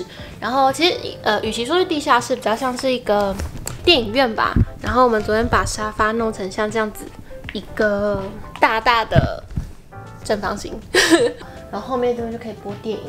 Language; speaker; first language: Chinese; native; Chinese